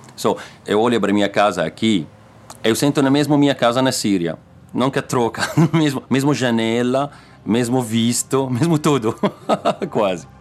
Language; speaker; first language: Portuguese; non-native, learner; Arabic